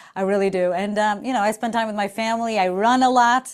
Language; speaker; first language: English; non-native, fluent; Portuguese